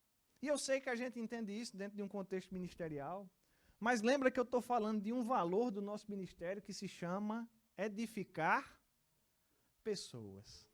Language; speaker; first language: Portuguese; native; Portuguese